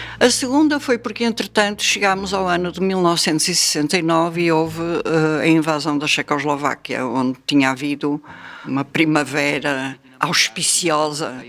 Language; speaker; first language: Portuguese; native; Portuguese